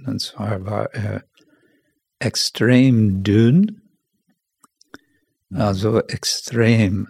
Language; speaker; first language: German; non-native, fluent; English